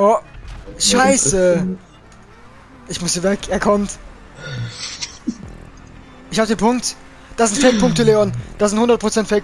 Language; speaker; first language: German; native; German